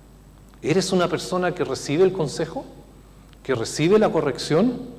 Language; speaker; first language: Spanish; native; Spanish